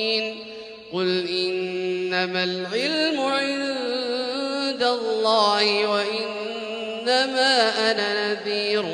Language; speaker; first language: Arabic; native; Arabic